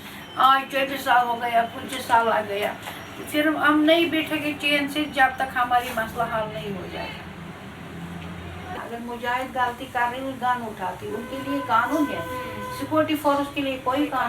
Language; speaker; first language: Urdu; non-native, local second language; Kashmiri